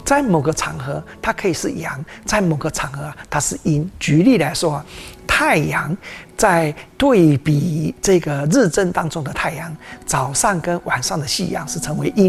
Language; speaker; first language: Chinese; native; Chinese